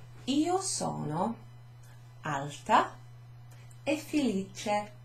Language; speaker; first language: Italian; non-native, fluent; English